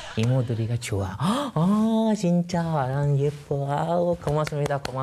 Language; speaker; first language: Korean; non-native, learner; Divehi